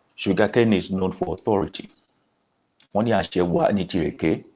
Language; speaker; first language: English; non-native, local second language; Yoruba